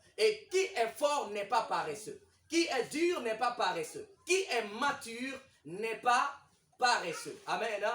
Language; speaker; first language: French; non-native, local second language; Lingala